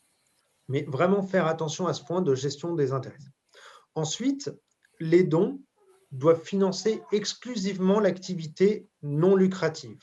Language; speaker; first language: French; native; French